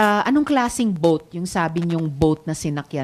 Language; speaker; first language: Filipino; native; Filipino